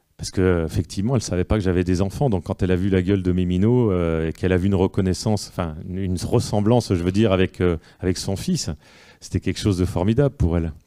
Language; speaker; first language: French; native; French